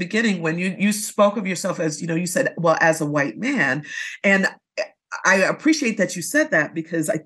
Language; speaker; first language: English; native; English